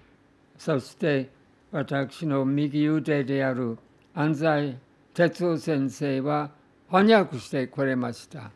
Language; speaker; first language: Japanese; non-native, fluent; English